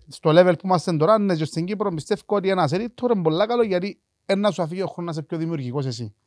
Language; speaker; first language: Greek; native; Greek